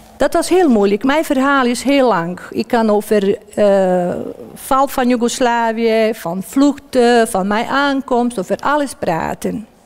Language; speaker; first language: Dutch; non-native, fluent; Bosnian